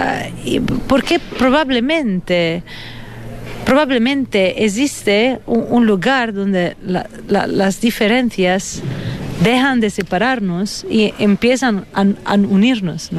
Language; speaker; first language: Spanish; non-native, fluent; Italian